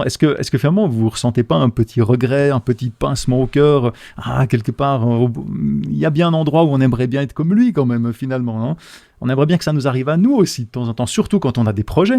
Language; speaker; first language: French; native; French